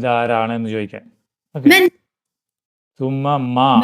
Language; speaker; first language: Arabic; non-native, fluent; Malayalam